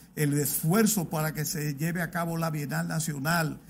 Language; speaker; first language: Spanish; native; Spanish